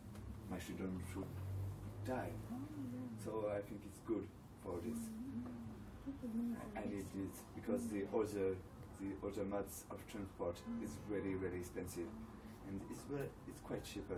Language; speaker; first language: English; non-native, learner; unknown